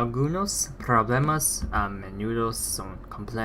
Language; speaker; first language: Spanish; non-native, learner; English